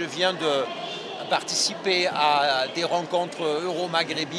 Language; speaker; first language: French; non-native, fluent; German